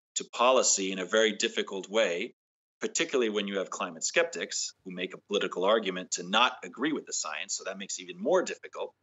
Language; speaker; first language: English; native; English